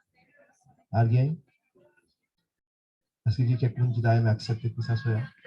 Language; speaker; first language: Spanish; non-native, fluent; Haitian Creole